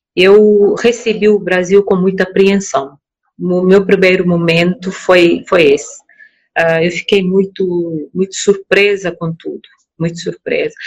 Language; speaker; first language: Portuguese; non-native, local second language; Kabuverdianu